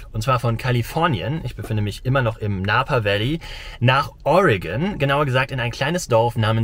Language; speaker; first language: German; native; German